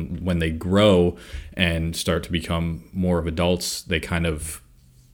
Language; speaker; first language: English; native; English